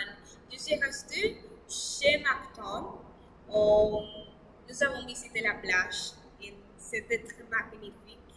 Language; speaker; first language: French; non-native, learner; Spanish